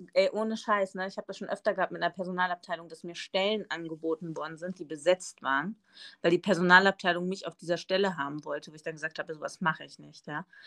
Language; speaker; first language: German; early bilingual, other home language; Spanish